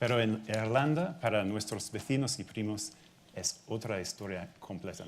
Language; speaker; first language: Spanish; non-native, fluent; English